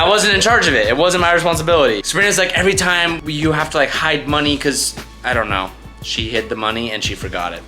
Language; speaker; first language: English; native; English